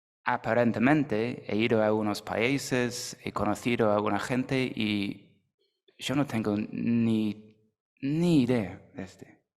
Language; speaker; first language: Spanish; non-native, fluent; English